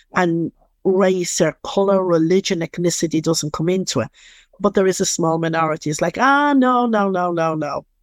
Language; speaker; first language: English; native; English